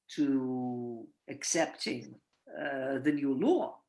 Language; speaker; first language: English; non-native, fluent; Russian